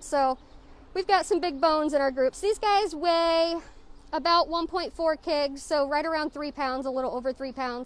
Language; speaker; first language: English; native; English